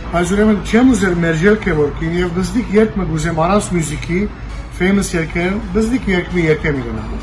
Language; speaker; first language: Armenian; early bilingual, heritage; Armenian